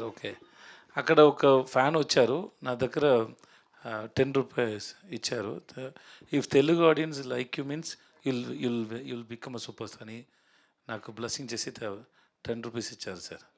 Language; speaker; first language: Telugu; non-native, learner; Tamil